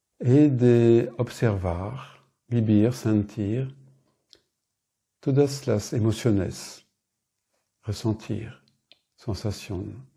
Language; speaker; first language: Spanish; non-native, fluent; French